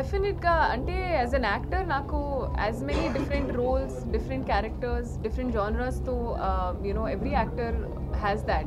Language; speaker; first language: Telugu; non-native, learner; Hindi